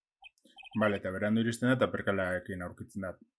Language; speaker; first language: Basque; non-native, local second language; Spanish